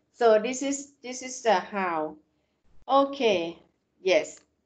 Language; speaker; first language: English; non-native, fluent; Thai